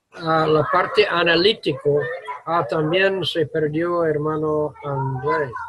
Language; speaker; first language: Spanish; non-native, fluent; English